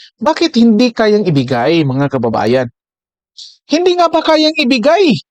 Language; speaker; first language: Filipino; native; Filipino